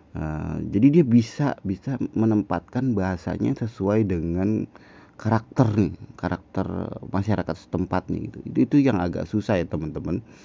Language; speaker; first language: Indonesian; native; Indonesian